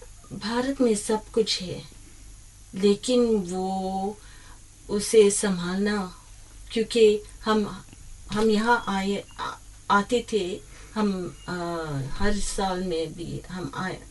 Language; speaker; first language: Hindi; early bilingual, heritage; English